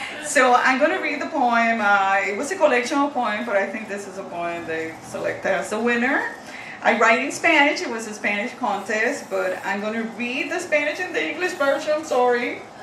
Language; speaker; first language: English; non-native, fluent; Spanish